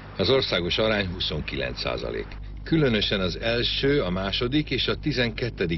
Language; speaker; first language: Hungarian; native; Hungarian